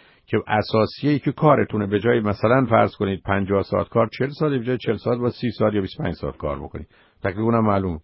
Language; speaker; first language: Persian; native; Persian